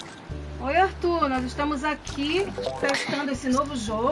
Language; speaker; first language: Portuguese; native; Portuguese